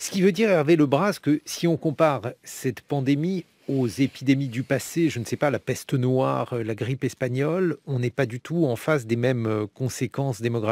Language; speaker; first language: French; native; French